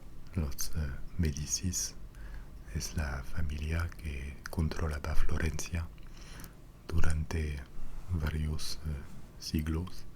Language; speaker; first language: Spanish; non-native, fluent; French